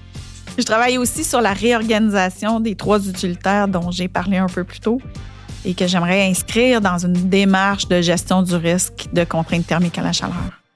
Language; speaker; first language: French; native; French